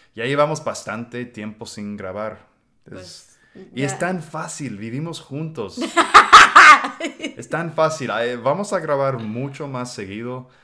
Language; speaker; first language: Spanish; non-native, fluent; English